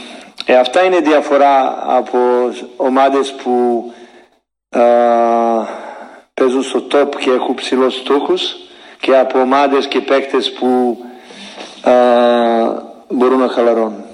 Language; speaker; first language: Greek; non-native, learner; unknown